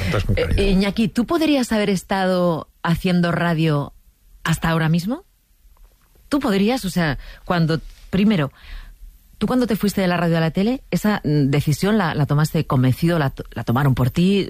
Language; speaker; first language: Spanish; native; Spanish